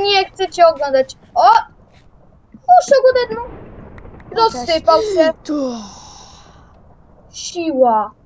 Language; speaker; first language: Polish; native; Polish